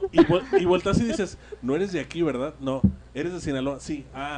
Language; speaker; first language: Spanish; native; Spanish